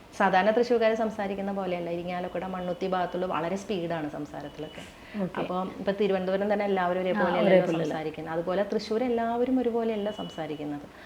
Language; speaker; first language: Malayalam; native; Malayalam